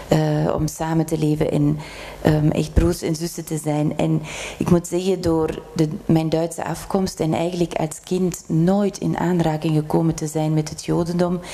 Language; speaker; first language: Dutch; non-native, fluent; German